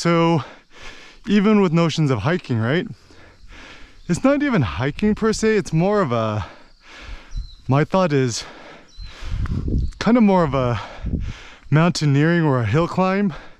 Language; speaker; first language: English; early bilingual, other home language; Korean